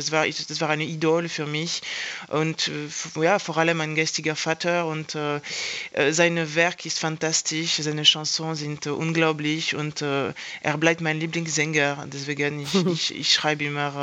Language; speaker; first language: German; non-native, fluent; French